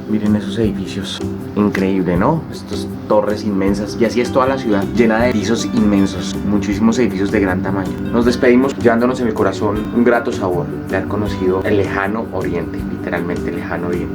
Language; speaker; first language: Spanish; native; Spanish